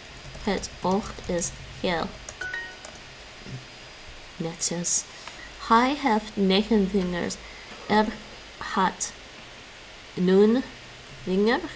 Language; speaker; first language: Dutch; non-native, learner; English